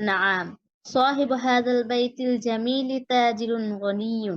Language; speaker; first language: Arabic; non-native, learner; Bangla